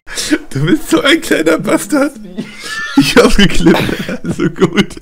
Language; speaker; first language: German; native; German